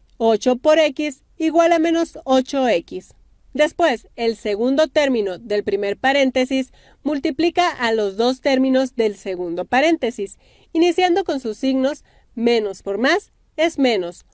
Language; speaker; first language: Spanish; native; Spanish